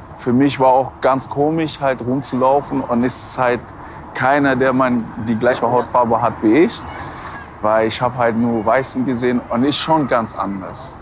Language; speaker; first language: German; early bilingual, other home language; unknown